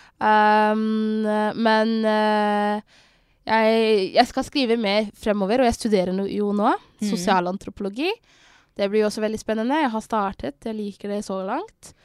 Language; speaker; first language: Norwegian; early bilingual, other home language; Somali